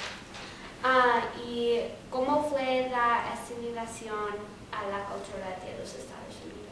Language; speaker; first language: Spanish; non-native, learner; English